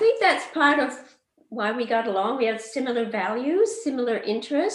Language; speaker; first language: English; non-native, fluent; French